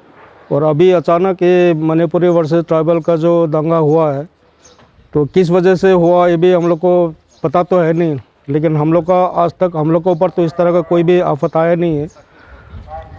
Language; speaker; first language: Hindi; non-native, local second language; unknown